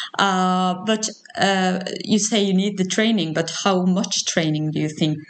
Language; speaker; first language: English; non-native, fluent; Norwegian